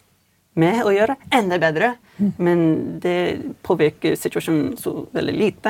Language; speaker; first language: Norwegian; non-native, fluent; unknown